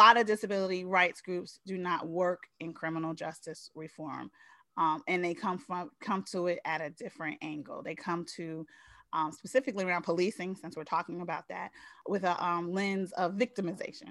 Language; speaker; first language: English; native; English